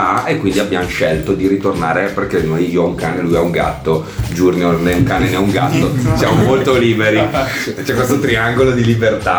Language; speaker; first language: Italian; native; Italian